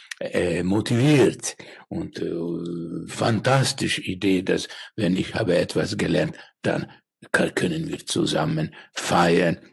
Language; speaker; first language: German; non-native, learner; Finnish